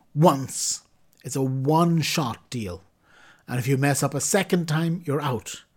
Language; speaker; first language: English; native; English